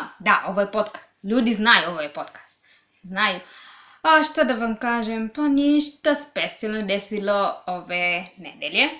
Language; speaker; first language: Serbian; non-native, learner; Swahili